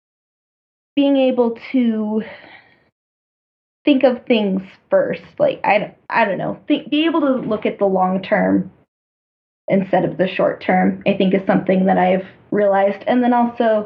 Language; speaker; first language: English; native; English